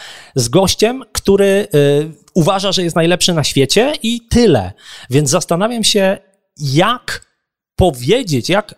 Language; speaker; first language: Polish; native; Polish